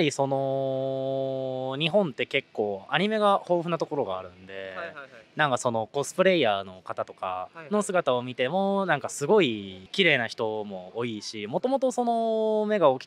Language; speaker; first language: Japanese; native; Japanese